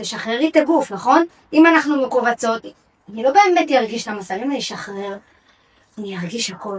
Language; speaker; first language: Hebrew; native; Hebrew